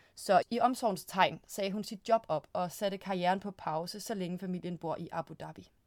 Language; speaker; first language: Danish; native; Danish